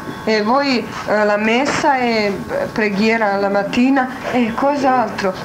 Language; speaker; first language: Italian; non-native, learner; Croatian